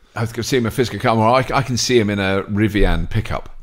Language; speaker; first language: English; native; English